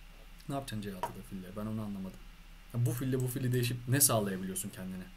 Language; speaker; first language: Turkish; native; Turkish